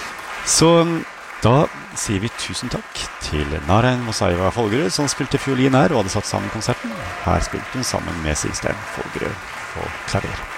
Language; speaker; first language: Norwegian; native; Norwegian